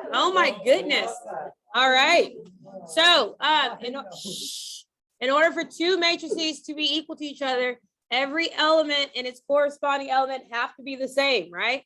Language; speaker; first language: English; native; English